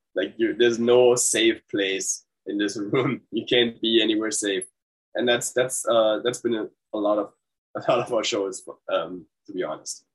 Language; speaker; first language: English; non-native, fluent; German